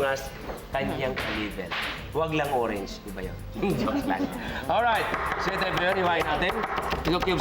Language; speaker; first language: Filipino; native; Filipino